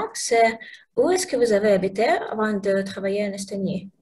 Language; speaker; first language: French; non-native, learner; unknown